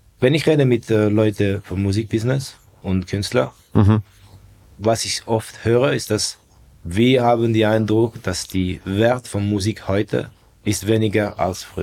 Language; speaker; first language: German; non-native, fluent; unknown